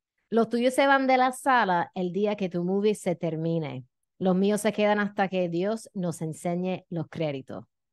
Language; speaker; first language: Spanish; non-native, fluent; English